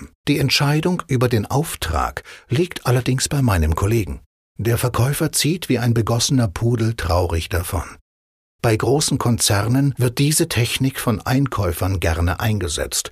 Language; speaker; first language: German; native; German